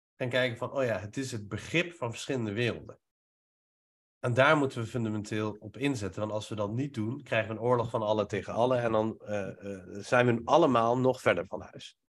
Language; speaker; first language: Dutch; early bilingual, other home language; Turkish